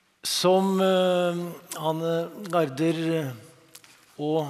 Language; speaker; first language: Norwegian; native; Norwegian